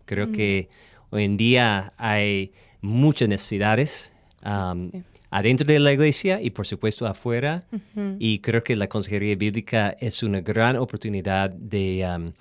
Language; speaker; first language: Spanish; non-native, fluent; English